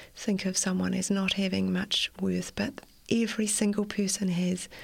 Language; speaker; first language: English; native; English